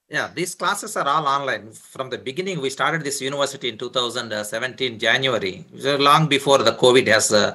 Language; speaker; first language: English; non-native, local second language; Telugu